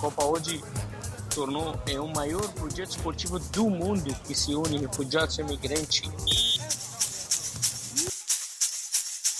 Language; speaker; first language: Portuguese; non-native, fluent; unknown